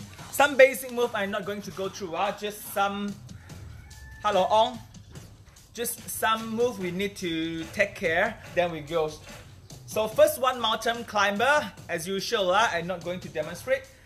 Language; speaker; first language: English; non-native, local second language; Chinese